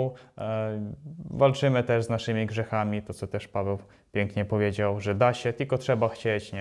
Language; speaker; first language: Polish; non-native, fluent; Ukrainian